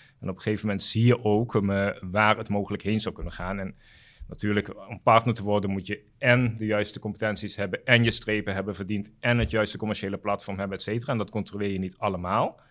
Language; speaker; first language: Dutch; non-native, local second language; Papiamento